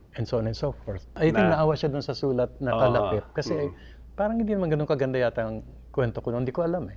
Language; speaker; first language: Filipino; non-native, local second language; Bikol